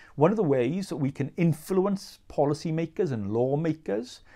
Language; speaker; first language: English; native; English